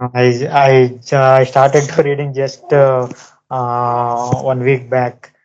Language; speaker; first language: English; non-native, learner; Telugu